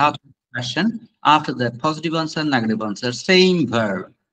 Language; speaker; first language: English; non-native, fluent; Bangla